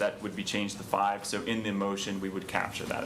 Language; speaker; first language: English; native; English